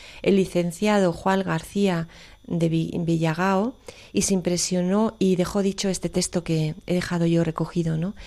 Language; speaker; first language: Spanish; native; Spanish